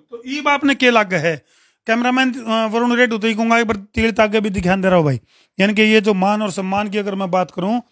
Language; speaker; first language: Hindi; native; Hindi